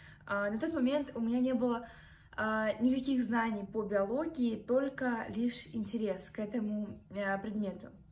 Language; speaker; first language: Russian; native; Russian